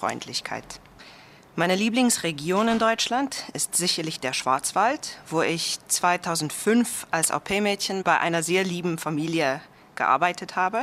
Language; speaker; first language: German; non-native, fluent; Afrikaans